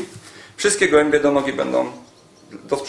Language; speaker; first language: Polish; native; Polish